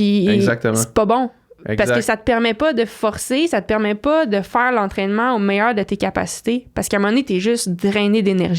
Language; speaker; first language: French; native; French